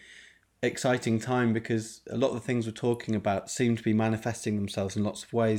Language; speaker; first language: English; native; English